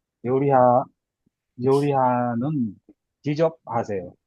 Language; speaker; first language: Korean; non-native, learner; Burmese